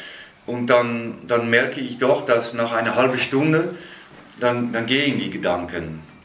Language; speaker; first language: German; non-native, fluent; Dutch